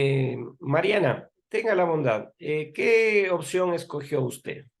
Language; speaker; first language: Spanish; native; Spanish